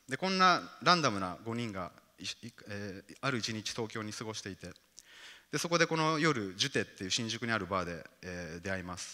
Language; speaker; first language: Japanese; native; Japanese